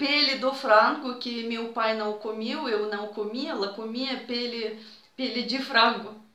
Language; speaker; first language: Portuguese; non-native, fluent; Russian